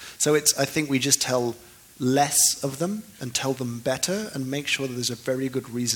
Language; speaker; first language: English; native; English